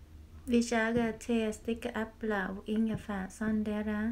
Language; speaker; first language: Norwegian; non-native, learner; Vietnamese